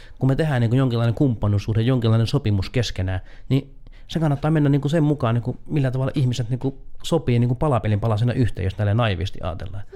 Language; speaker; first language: Finnish; native; Finnish